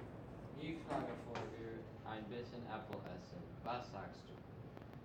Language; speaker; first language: German; non-native, learner; English